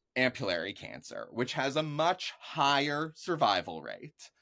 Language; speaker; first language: English; native; English